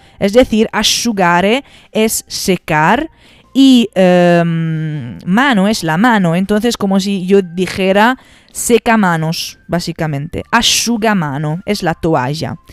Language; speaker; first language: Spanish; non-native, fluent; Italian